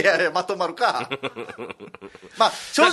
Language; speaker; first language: Japanese; native; Japanese